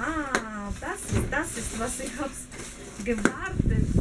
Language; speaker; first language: German; non-native, learner; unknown